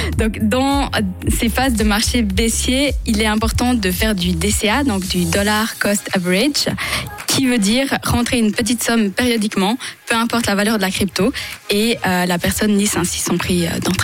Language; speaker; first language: French; native; French